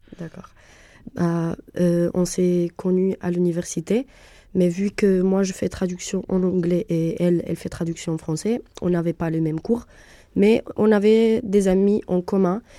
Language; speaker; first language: French; non-native, fluent; Arabic